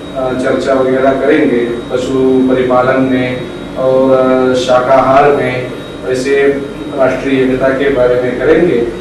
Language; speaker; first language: Hindi; non-native, local second language; Telugu